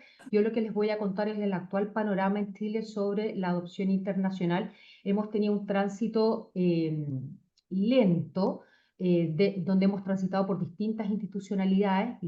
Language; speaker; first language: Spanish; native; Spanish